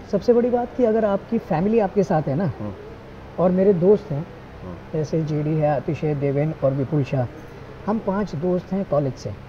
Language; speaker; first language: Hindi; non-native, local second language; Gujarati